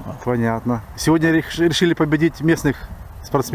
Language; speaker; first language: Russian; native; Russian